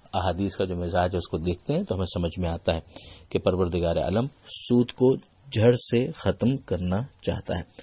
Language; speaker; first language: Urdu; native; Urdu